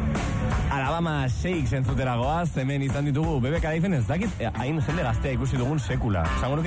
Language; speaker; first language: Basque; native; Basque